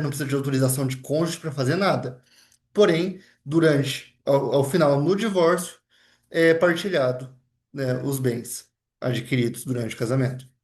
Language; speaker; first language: Portuguese; native; Portuguese